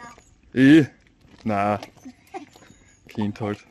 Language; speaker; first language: German; native; German